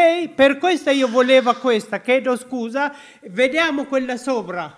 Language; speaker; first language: Italian; non-native, learner; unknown